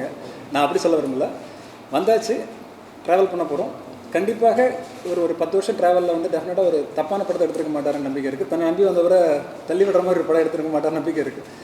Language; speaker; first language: Tamil; native; Tamil